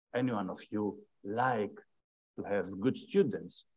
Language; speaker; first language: English; non-native, fluent; Greek